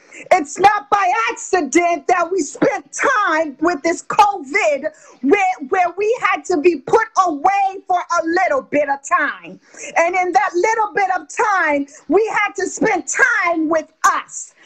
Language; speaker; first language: English; early bilingual, other home language; French